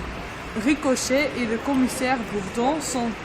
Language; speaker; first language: French; non-native, learner; Dutch